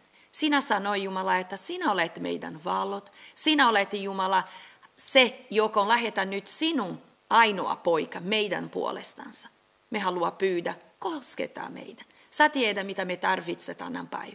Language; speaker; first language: Finnish; non-native, local second language; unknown